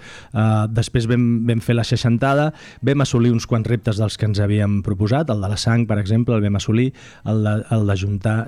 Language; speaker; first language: Catalan; native; Catalan